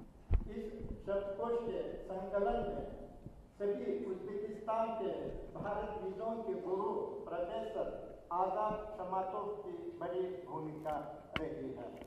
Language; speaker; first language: Hindi; non-native, fluent; Uzbek